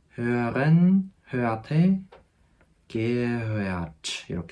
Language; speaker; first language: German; non-native, fluent; Korean